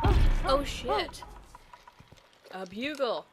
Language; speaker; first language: English; native; English